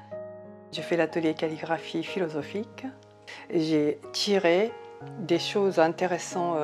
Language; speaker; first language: French; non-native, fluent; Japanese